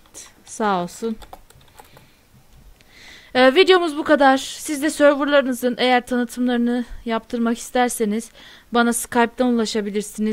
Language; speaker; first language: Turkish; native; Turkish